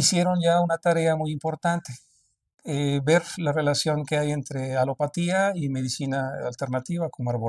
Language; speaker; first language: Spanish; native; Spanish